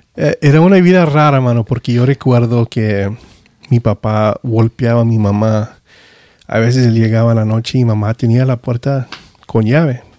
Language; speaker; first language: Spanish; early bilingual, heritage; Spanish